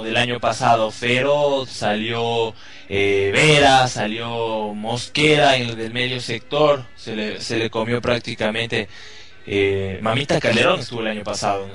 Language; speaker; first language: Spanish; native; Spanish